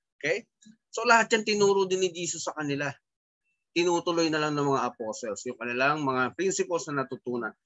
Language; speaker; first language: Filipino; native; Filipino